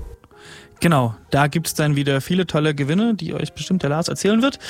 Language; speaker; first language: German; native; German